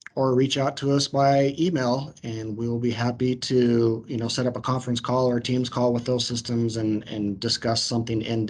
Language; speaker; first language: English; native; English